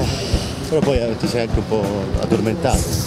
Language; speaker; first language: Italian; native; Italian